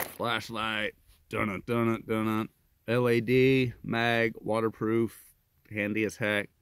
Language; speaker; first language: English; native; English